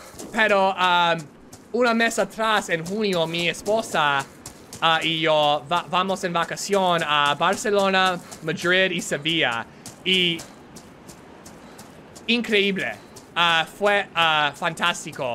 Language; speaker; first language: Spanish; non-native, learner; English